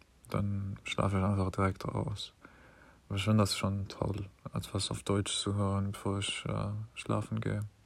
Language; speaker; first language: German; non-native, fluent; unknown